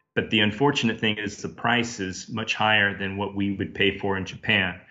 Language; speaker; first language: English; native; English